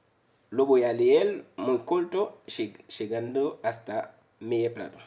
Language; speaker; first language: Spanish; non-native, fluent; Haitian Creole